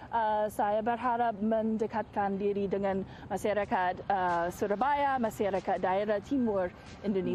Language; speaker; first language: Indonesian; non-native, fluent; English